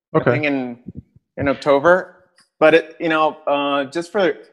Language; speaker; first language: English; native; English